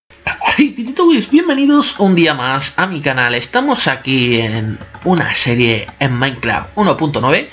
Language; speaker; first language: Spanish; native; Spanish